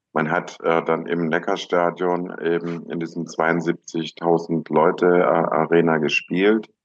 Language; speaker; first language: German; native; German